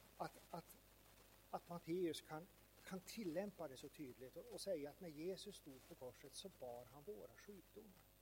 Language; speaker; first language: Swedish; native; Swedish